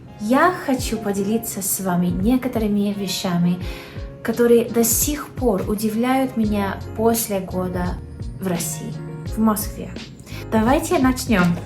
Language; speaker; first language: Russian; non-native, learner; English